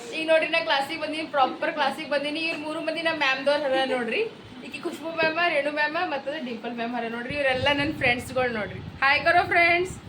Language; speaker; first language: Kannada; native; Kannada